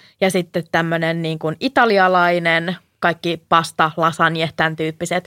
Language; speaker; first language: Finnish; early bilingual, heritage; Finnish